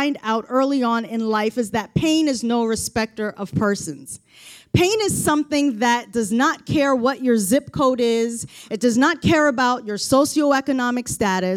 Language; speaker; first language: English; native; English